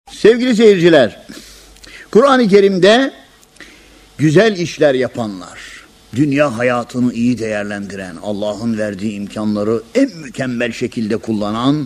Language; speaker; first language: Turkish; native; Turkish